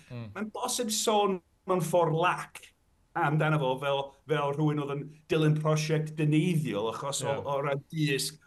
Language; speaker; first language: Welsh; non-native, fluent; English